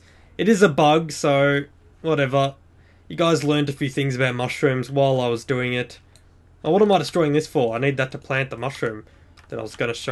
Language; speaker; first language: English; native; English